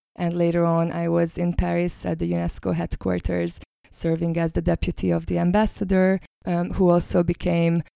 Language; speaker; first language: English; non-native, fluent; Hungarian